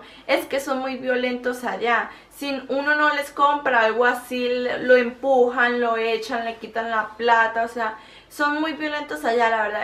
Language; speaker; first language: Spanish; native; Spanish